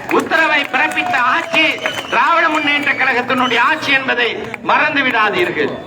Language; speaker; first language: Tamil; native; Tamil